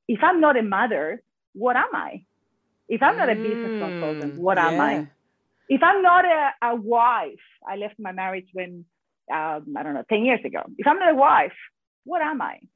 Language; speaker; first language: English; non-native, fluent; Spanish